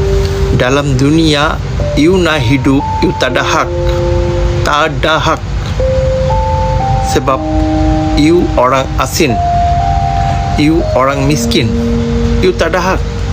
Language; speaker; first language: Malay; non-native, learner; Bangla